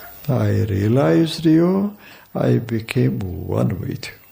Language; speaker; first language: English; non-native, local second language; Kannada